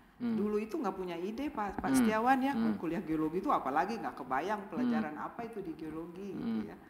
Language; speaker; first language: Indonesian; native; Indonesian